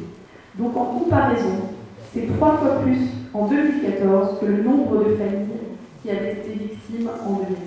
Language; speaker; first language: French; native; French